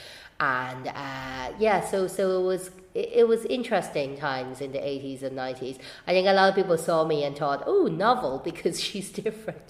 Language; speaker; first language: English; native; English